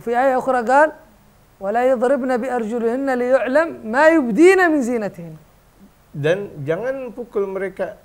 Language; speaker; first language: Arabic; non-native, fluent; Indonesian